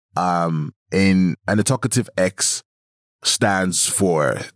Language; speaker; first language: English; non-native, local second language; Yoruba